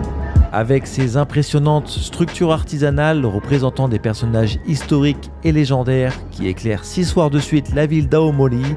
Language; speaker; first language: French; native; French